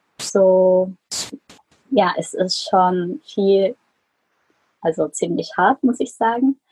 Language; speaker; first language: German; non-native, fluent; Korean